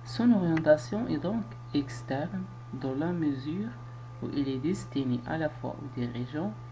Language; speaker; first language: French; non-native, local second language; Arabic